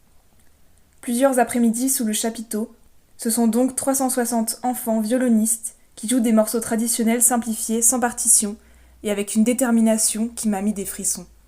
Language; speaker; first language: French; native; French